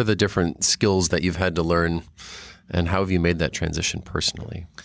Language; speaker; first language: English; native; English